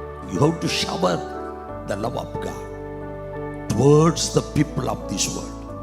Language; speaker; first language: English; non-native, local second language; Tamil